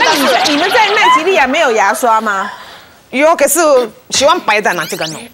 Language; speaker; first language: Chinese; native; Chinese